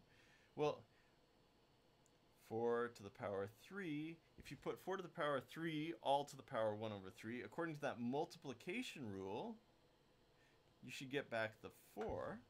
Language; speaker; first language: English; native; English